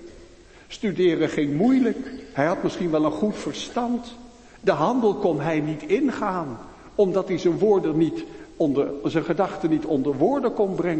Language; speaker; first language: Dutch; native; Dutch